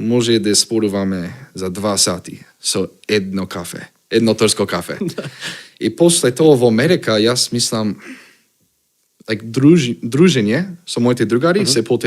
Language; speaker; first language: Macedonian; non-native, learner; English